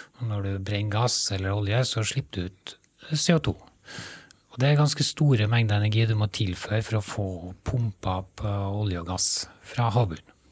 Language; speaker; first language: Norwegian; native; Norwegian